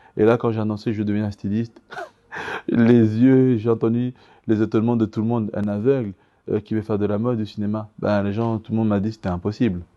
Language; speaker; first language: French; early bilingual, other home language; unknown